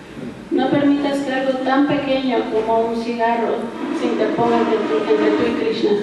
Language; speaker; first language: Spanish; native; Spanish